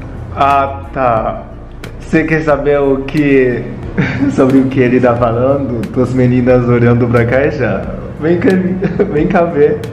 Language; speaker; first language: Portuguese; non-native, fluent; Chinese